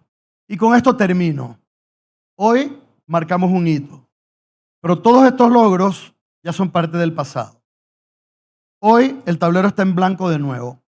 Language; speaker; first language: Spanish; native; Spanish